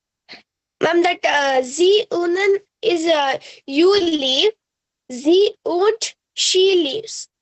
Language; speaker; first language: German; non-native, learner; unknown